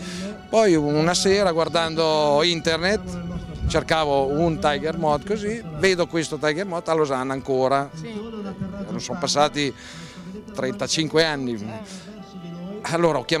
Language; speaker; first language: Italian; early bilingual, heritage; Italian